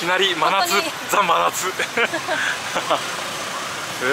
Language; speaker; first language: Japanese; native; Japanese